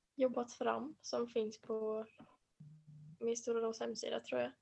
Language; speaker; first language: Swedish; native; Swedish